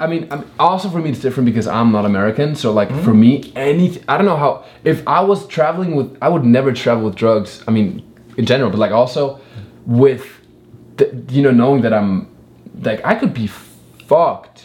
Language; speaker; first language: English; non-native, fluent; German